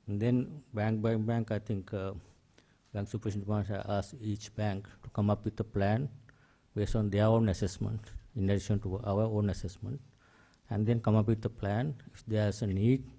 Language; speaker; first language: English; non-native, local second language; Sinhala